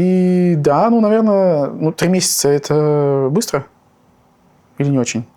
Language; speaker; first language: Russian; native; Russian